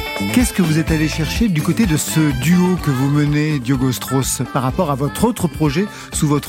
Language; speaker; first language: French; native; French